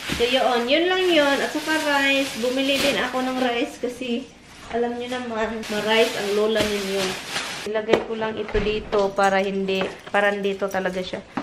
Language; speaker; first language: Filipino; non-native, local second language; Cebuano